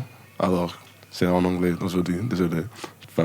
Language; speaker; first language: French; non-native, learner; English